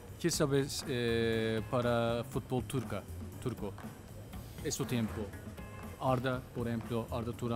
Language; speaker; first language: Spanish; non-native, learner; Turkish